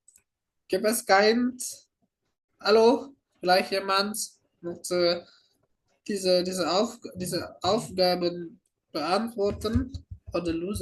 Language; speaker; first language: German; non-native, fluent; Indonesian